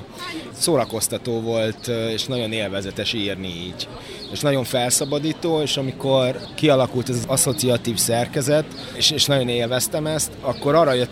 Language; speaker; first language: Hungarian; native; Hungarian